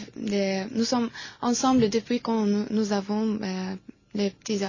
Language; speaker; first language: French; non-native, learner; Arabic